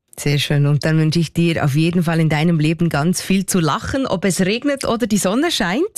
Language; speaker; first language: German; native; German